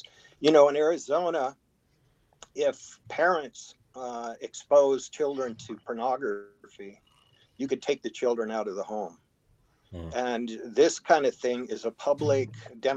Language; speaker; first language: English; native; English